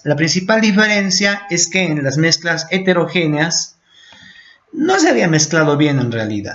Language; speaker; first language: Spanish; native; Spanish